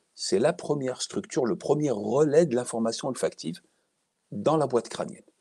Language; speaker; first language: French; native; French